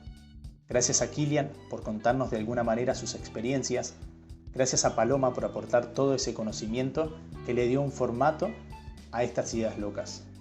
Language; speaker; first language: Spanish; native; Spanish